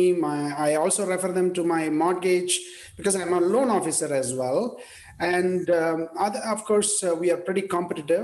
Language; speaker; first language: English; non-native, local second language; Tamil